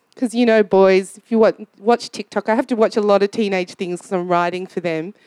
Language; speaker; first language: English; native; English